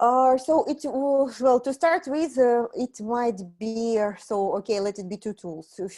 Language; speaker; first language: English; non-native, fluent; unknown